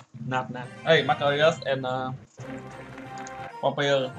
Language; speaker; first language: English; non-native, learner; Vietnamese